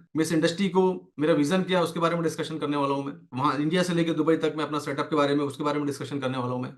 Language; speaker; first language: Hindi; native; Hindi